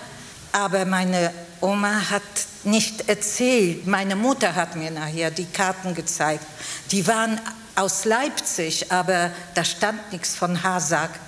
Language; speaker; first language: German; non-native, fluent; Polish